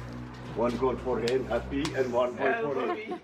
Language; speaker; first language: English; non-native, learner; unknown